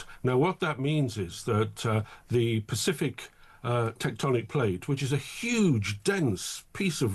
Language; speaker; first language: English; native; English